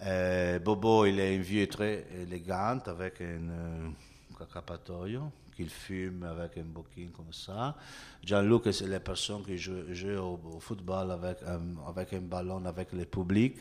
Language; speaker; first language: French; non-native, learner; Italian